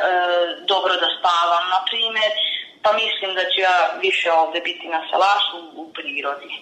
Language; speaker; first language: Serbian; non-native, local second language; Hungarian